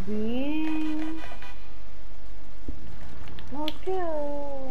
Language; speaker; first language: French; non-native, local second language; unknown